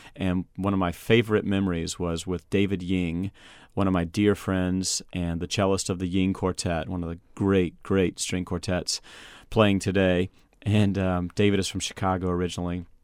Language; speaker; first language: English; native; English